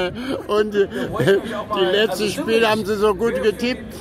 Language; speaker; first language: German; non-native, learner; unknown